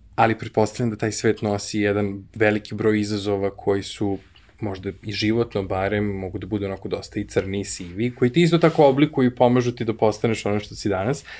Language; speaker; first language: Serbian; native; Serbian